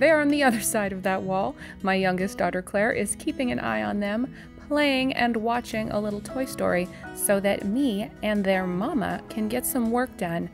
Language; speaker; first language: English; native; English